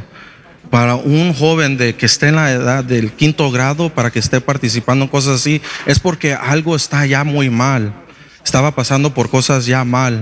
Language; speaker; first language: Spanish; early bilingual, heritage; Spanish